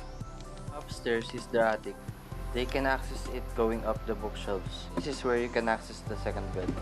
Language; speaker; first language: English; non-native, local second language; Filipino